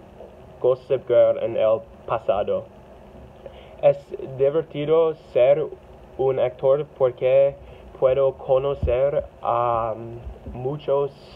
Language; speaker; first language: Spanish; non-native, learner; English